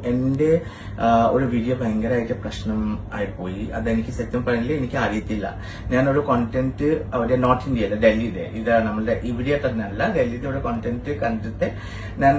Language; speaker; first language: Malayalam; non-native, fluent; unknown